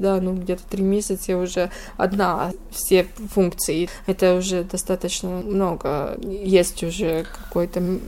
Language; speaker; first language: Russian; non-native, local second language; Latvian